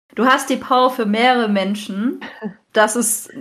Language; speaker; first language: German; native; German